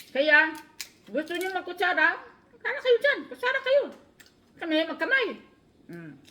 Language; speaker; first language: Filipino; non-native, local second language; Cebuano